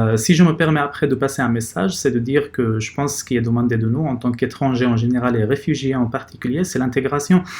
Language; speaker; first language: French; non-native, fluent; Arabic